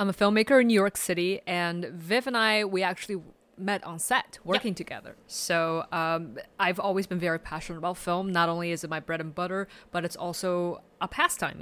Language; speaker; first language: English; early bilingual, other home language; Chinese